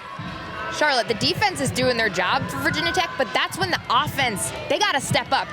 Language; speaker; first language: English; native; English